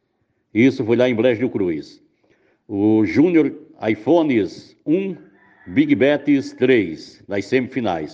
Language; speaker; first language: Portuguese; native; Portuguese